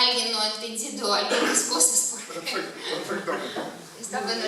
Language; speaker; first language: Spanish; non-native, fluent; Russian